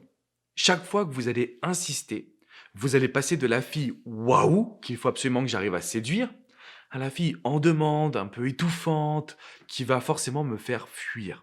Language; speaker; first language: French; native; French